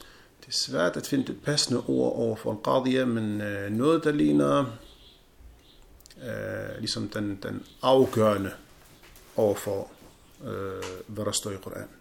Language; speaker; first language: Danish; non-native, fluent; Arabic